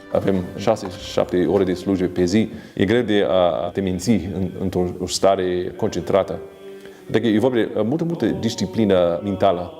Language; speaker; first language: Romanian; non-native, fluent; English